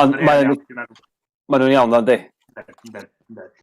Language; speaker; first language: Welsh; native; Welsh